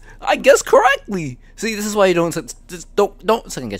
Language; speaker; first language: English; native; English